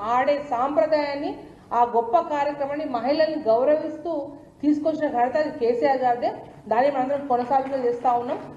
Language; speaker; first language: Telugu; non-native, local second language; Lambadi